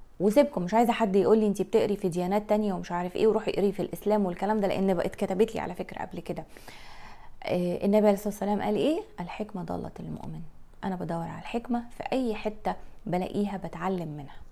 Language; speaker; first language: Arabic; native; Arabic